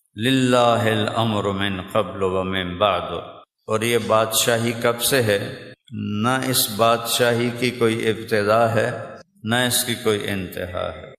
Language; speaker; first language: Urdu; non-native, local second language; Punjabi